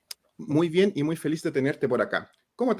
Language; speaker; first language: Spanish; native; Spanish